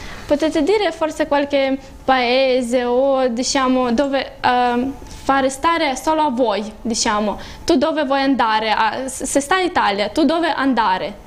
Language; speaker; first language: Italian; non-native, learner; Russian